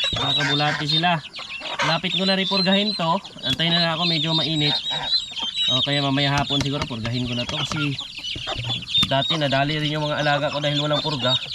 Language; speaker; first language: Filipino; non-native, local second language; Cebuano